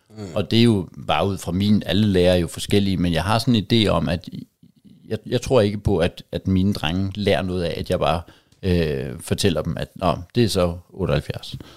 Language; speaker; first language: Danish; native; Danish